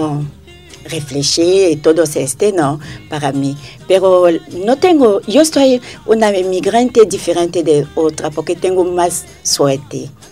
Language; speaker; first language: Spanish; non-native, learner; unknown